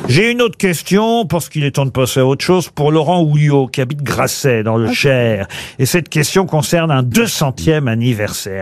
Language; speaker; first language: French; native; French